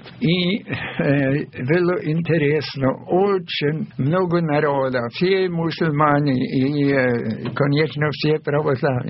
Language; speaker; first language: Russian; non-native, fluent; German